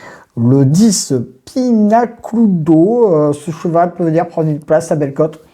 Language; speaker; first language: French; native; French